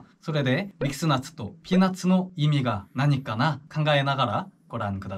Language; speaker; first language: Japanese; non-native, fluent; Korean